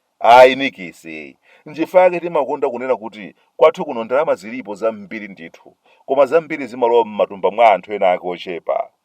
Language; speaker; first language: Nyanja; native; Nyanja